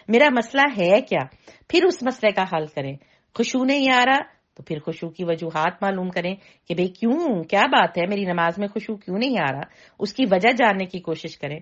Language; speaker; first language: Urdu; native; Urdu